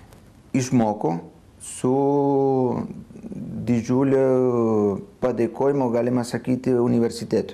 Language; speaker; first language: Lithuanian; non-native, fluent; Spanish